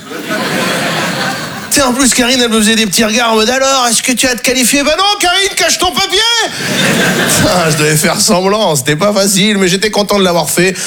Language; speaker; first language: French; native; French